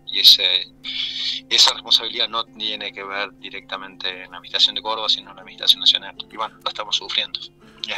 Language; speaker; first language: Spanish; native; Spanish